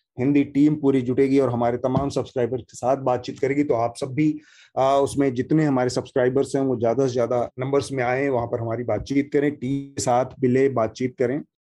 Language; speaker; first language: Hindi; native; Hindi